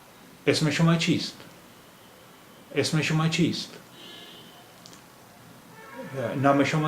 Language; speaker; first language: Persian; non-native, fluent; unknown